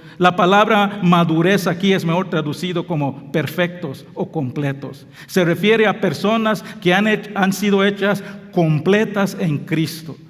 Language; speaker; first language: Spanish; non-native, local second language; English